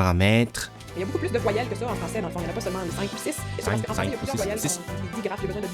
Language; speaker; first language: French; native; French